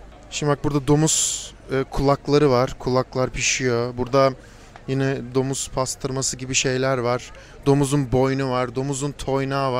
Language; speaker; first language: Turkish; native; Turkish